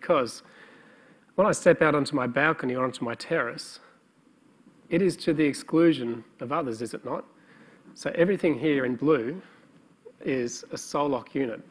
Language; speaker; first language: English; native; English